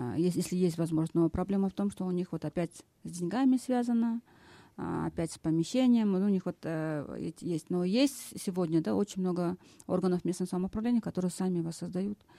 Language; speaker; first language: Russian; non-native, local second language; Kyrgyz